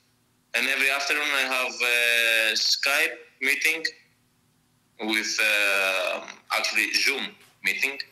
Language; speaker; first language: English; non-native, fluent; Greek